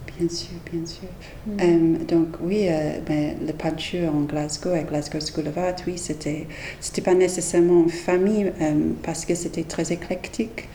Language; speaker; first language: French; non-native, fluent; English